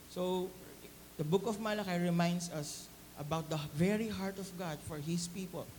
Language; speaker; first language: English; non-native, local second language; Filipino